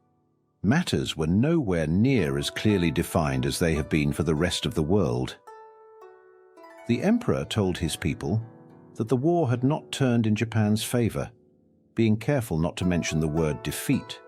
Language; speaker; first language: English; native; English